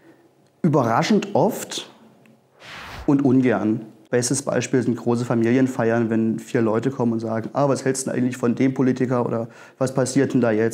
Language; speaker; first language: German; native; German